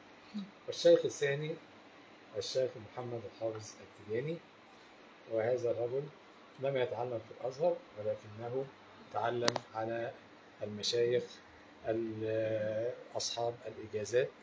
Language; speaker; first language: Arabic; native; Arabic